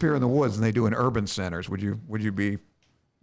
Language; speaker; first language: English; native; English